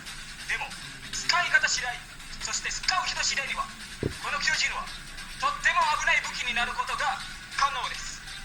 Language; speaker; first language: Japanese; non-native, learner; Indonesian